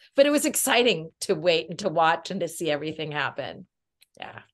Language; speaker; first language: English; native; English